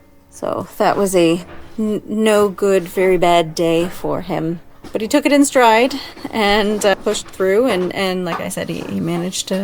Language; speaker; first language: English; native; English